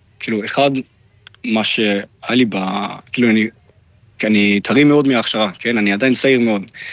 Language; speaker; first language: Hebrew; non-native, fluent; German